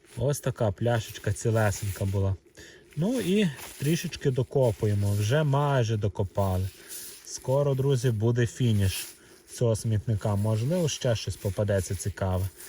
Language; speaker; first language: Ukrainian; native; Ukrainian